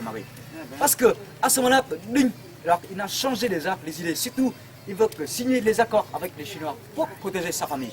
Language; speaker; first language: French; non-native, fluent; Vietnamese